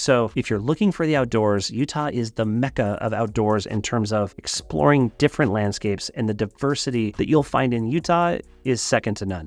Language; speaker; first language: English; native; English